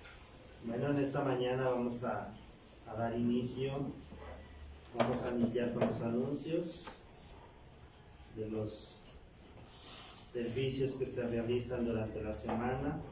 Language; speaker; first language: Spanish; native; Spanish